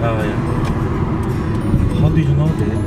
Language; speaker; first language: English; non-native, learner; Korean